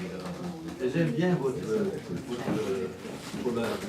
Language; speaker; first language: French; non-native, fluent; Italian